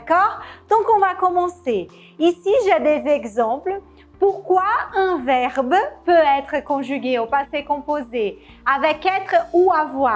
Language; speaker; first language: French; non-native, fluent; Portuguese